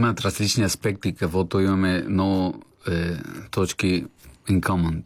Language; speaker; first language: Bulgarian; non-native, learner; Spanish